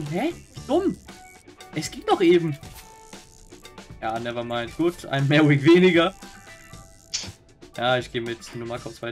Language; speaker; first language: German; native; German